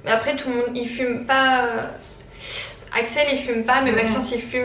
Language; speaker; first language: French; native; French